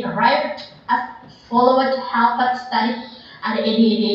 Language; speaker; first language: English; non-native, fluent; Indonesian